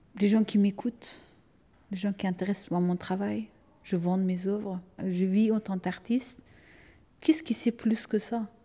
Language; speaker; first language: French; non-native, fluent; Persian